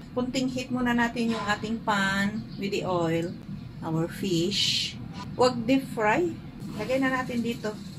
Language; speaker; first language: Filipino; non-native, local second language; Iloko